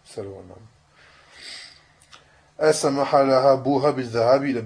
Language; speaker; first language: Arabic; non-native, fluent; French